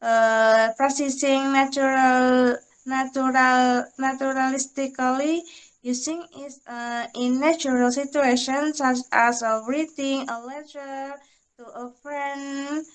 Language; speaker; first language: English; non-native, learner; Indonesian